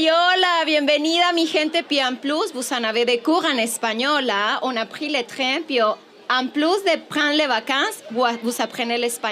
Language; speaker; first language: French; non-native, fluent; Spanish